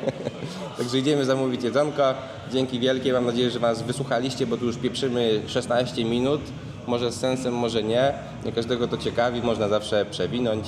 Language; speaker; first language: Polish; native; Polish